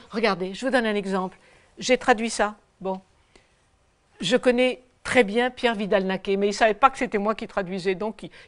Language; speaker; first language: French; native; French